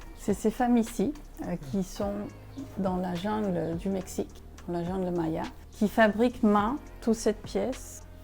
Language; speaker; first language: French; non-native, fluent; Spanish